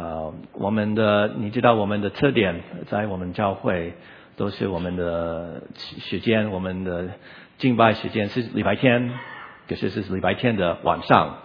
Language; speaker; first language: Chinese; non-native, learner; English